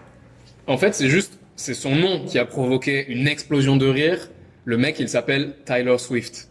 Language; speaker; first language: French; native; French